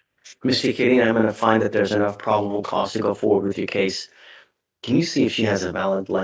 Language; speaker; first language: English; native; English